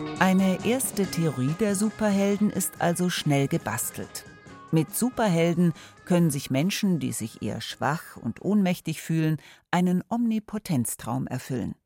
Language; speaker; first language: German; native; German